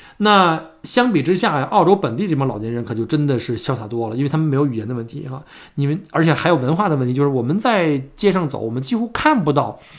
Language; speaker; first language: Chinese; native; Chinese